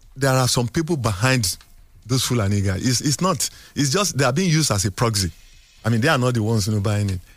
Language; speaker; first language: English; non-native, local second language; Yoruba